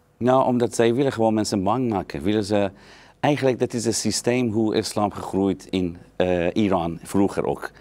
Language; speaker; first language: Dutch; non-native, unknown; Persian